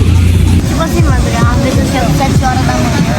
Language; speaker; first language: Portuguese; native; Portuguese